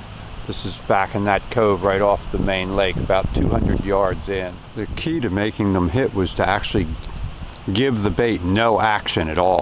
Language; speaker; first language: English; native; English